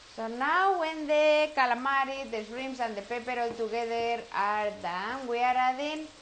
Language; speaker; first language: English; non-native, fluent; Spanish